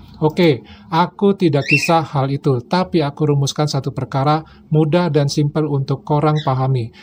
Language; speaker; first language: Indonesian; native; Indonesian